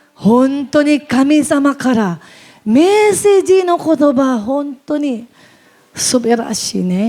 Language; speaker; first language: Japanese; non-native, learner; Filipino